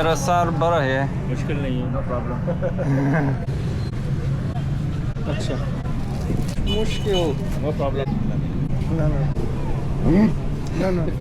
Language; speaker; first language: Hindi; non-native, learner; English